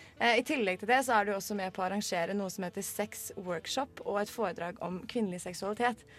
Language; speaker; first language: Norwegian; native; Norwegian